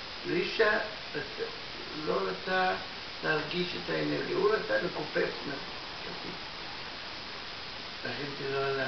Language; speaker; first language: Hebrew; non-native, fluent; Russian